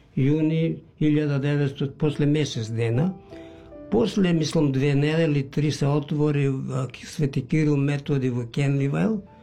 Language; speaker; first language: Macedonian; native; Macedonian